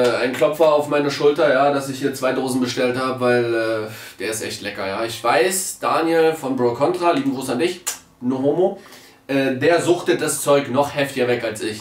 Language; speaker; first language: German; native; German